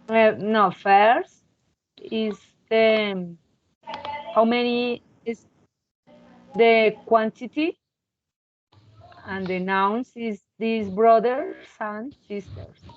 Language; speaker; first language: English; non-native, fluent; Spanish